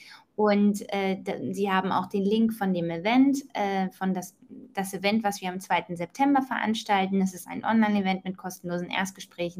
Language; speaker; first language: German; native; German